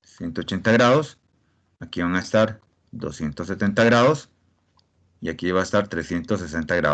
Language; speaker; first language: Spanish; native; Spanish